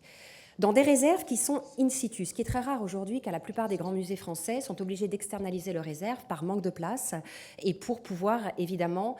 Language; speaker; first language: French; native; French